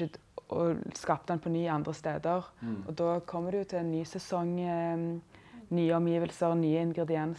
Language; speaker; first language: Norwegian; native; Norwegian